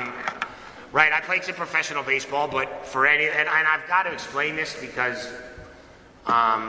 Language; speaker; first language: English; native; English